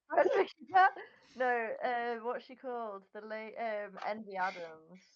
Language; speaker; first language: English; native; English